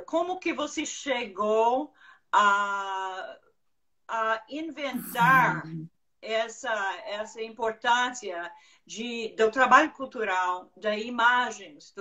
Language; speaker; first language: Portuguese; non-native, fluent; English